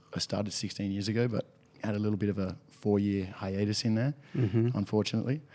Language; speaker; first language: English; native; English